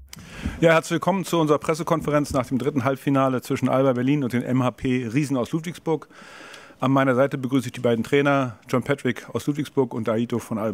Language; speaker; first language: German; native; German